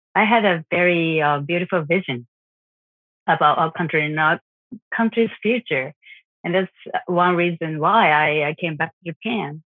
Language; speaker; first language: English; non-native, fluent; Japanese